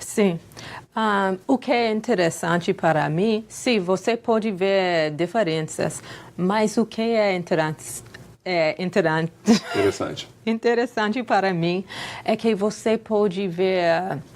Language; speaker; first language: Portuguese; non-native, fluent; English